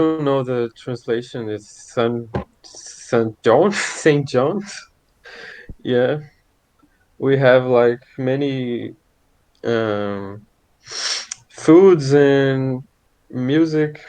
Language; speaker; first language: English; non-native, fluent; Portuguese